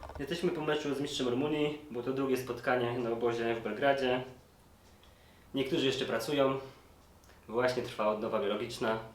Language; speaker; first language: Polish; native; Polish